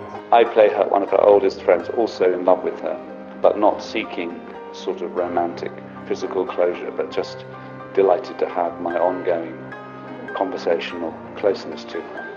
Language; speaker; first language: English; native; English